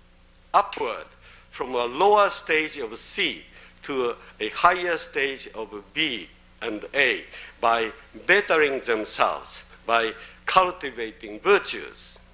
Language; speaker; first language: English; non-native, fluent; Japanese